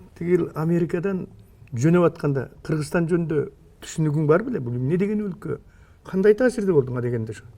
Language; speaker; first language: Kyrgyz; native; Kyrgyz